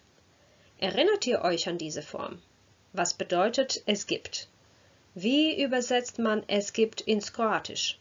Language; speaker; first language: German; non-native, fluent; Croatian